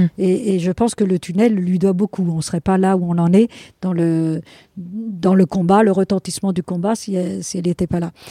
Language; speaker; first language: French; non-native, fluent; Spanish